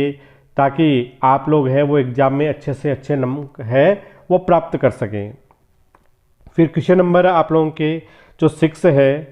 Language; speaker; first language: Hindi; native; Hindi